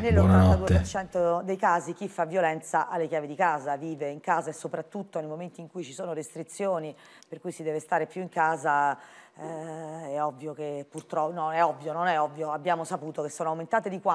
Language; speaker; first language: Italian; native; Italian